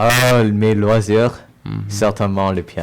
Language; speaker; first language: French; non-native, local second language; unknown